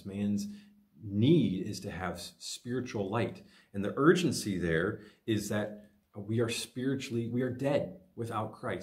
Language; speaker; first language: English; native; English